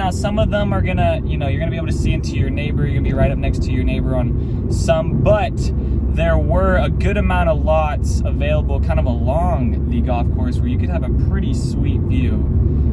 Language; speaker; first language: English; native; English